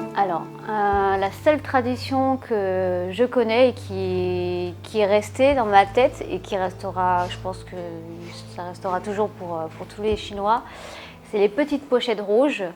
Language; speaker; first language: French; early bilingual, other home language; Wu Chinese